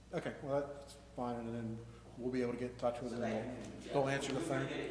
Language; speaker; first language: English; native; English